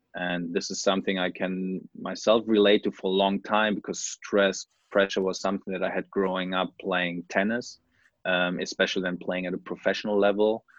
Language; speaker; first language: English; non-native, fluent; German